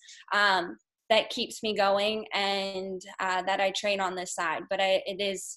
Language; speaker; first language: English; native; English